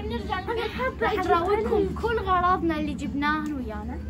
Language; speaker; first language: Arabic; early bilingual, heritage; Arabic